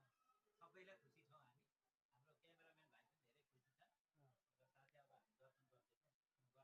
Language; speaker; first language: Nepali; native; Nepali